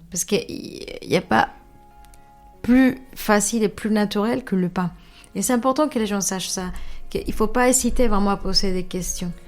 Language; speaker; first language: French; non-native, fluent; Spanish